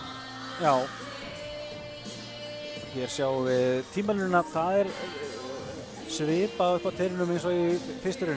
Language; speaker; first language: Icelandic; native; Icelandic